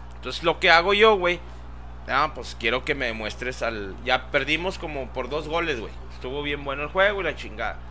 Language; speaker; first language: Spanish; native; Spanish